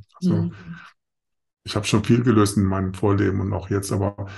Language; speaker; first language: German; non-native, fluent; Spanish